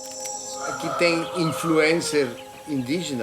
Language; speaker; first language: Portuguese; non-native, learner; Spanish